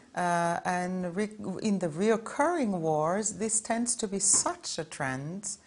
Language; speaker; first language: English; non-native, fluent; Norwegian